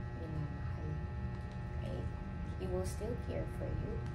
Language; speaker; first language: English; non-native, local second language; Filipino